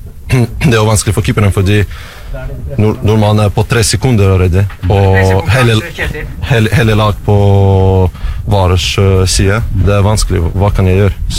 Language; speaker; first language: Norwegian; non-native, learner; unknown